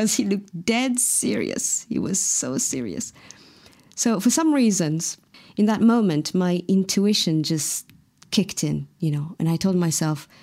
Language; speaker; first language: English; non-native, fluent; Morisyen